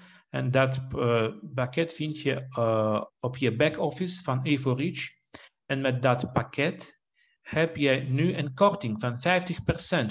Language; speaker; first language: Dutch; non-native, fluent; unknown